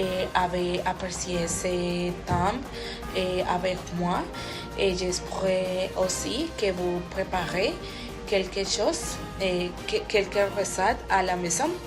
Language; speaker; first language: French; non-native, learner; Spanish